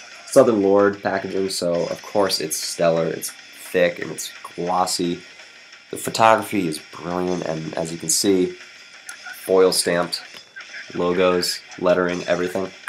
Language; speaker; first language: English; native; English